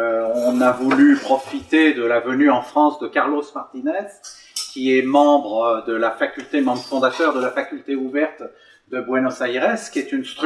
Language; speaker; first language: French; native; French